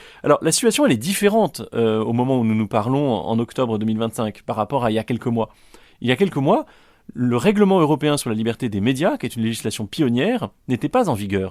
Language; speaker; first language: French; native; French